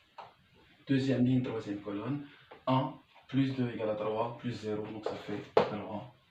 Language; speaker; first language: French; non-native, local second language; Arabic